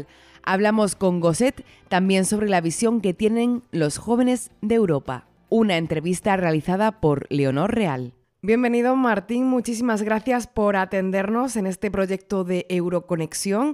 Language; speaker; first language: Spanish; native; Spanish